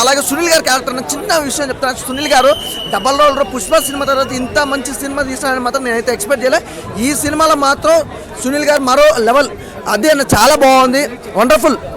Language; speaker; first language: Telugu; native; Telugu